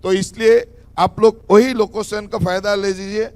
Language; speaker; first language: Hindi; non-native, local second language; Assamese